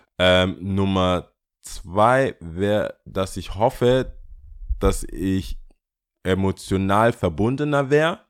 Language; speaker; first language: German; early bilingual, other home language; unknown